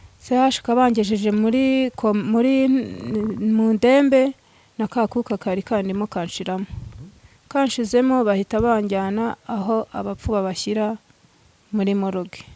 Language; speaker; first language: Kinyarwanda; native; Kinyarwanda